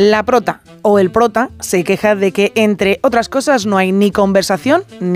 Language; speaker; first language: Spanish; native; Spanish